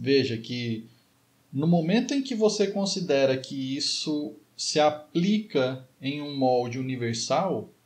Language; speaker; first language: Portuguese; native; Portuguese